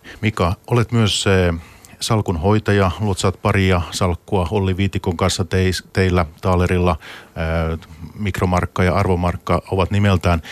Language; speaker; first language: Finnish; native; Finnish